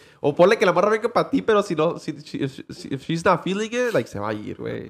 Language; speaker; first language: Spanish; early bilingual, heritage; Spanish